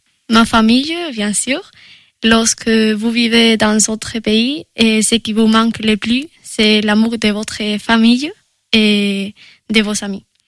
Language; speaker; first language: French; non-native, fluent; Spanish